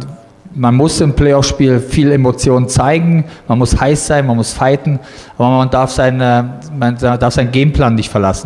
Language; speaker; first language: German; native; German